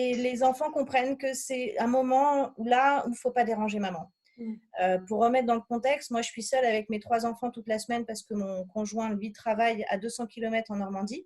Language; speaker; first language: French; native; French